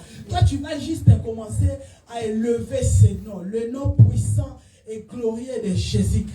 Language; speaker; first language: French; non-native, local second language; Lingala